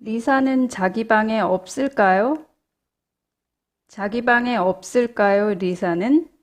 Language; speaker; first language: Korean; non-native, fluent; English